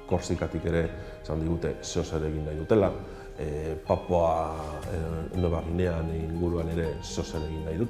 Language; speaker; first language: Basque; native; Basque